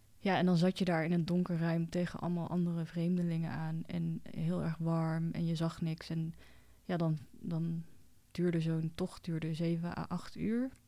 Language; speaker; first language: Dutch; early bilingual, other home language; Cantonese